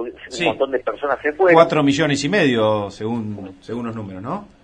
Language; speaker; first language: Spanish; native; Spanish